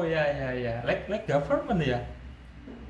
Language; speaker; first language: English; non-native, learner; Indonesian